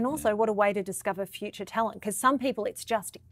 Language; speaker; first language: English; native; English